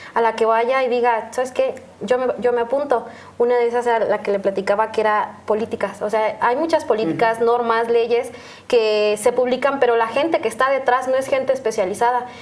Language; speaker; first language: Spanish; native; Spanish